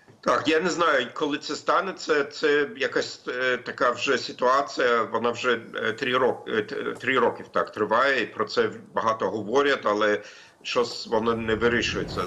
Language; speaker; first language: Ukrainian; non-native, fluent; German